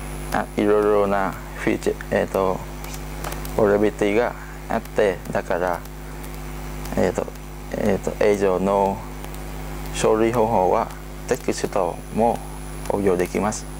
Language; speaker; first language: Japanese; non-native, learner; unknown